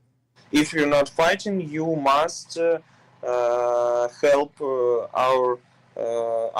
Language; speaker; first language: English; non-native, learner; Ukrainian